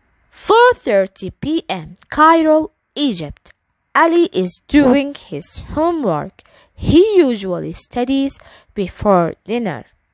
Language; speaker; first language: English; non-native, fluent; Arabic